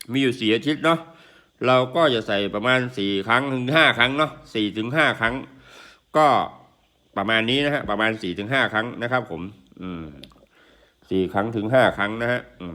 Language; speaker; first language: Thai; non-native, local second language; Northeastern Thai